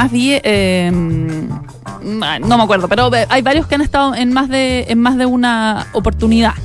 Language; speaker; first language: Spanish; native; Spanish